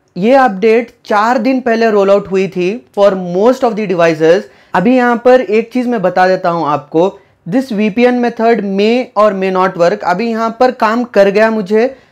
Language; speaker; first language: Hindi; native; Hindi